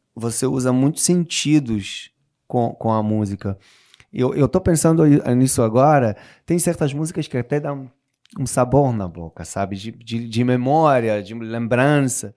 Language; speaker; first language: Portuguese; non-native, fluent; Hebrew